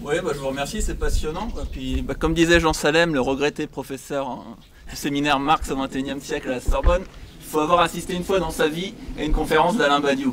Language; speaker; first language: French; native; French